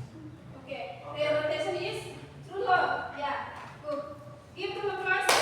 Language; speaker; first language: English; non-native, learner; Indonesian